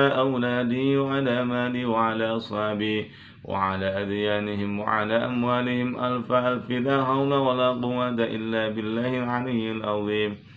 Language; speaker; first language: Arabic; non-native, fluent; Indonesian